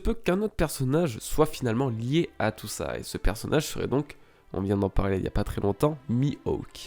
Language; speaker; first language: French; native; French